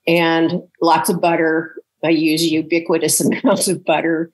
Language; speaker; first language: English; native; English